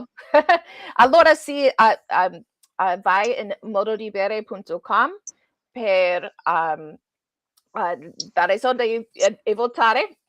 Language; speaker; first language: Italian; non-native, learner; English